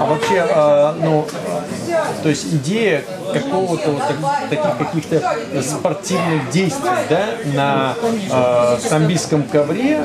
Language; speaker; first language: Russian; native; Russian